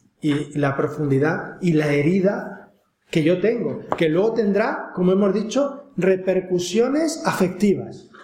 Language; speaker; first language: Spanish; native; Spanish